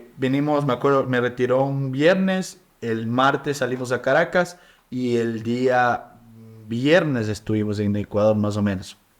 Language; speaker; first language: Spanish; native; Spanish